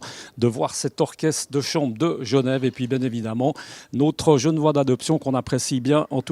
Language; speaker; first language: French; native; French